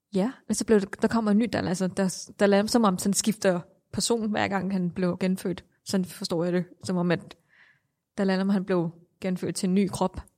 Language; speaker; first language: Danish; non-native, fluent; Thai